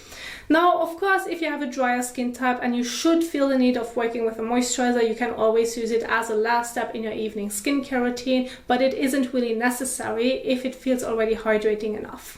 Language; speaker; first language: English; non-native, fluent; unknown